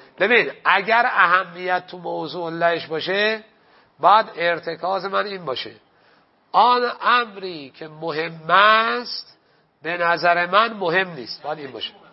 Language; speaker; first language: Persian; native; Persian